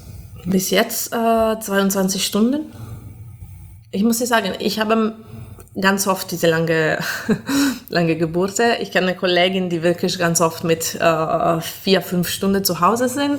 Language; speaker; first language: German; non-native, fluent; Italian